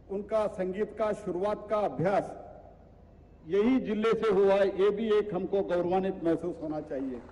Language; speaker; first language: Hindi; non-native, local second language; Kannada